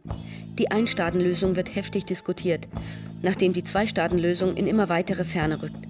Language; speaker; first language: German; native; German